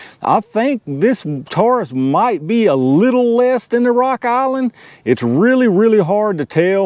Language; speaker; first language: English; native; English